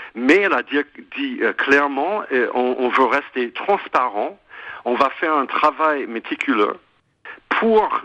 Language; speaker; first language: French; non-native, fluent; English